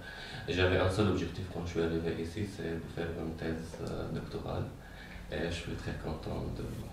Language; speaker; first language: French; non-native, fluent; Arabic